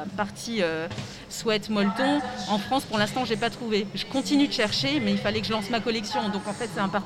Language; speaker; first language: French; native; French